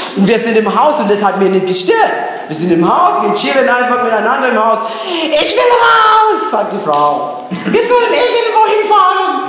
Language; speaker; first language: German; non-native, fluent; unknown